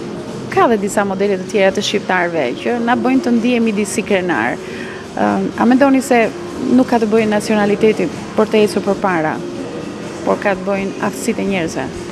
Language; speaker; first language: Albanian; native; Albanian